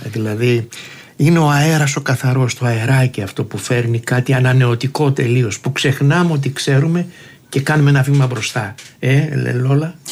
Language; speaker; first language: Greek; native; Greek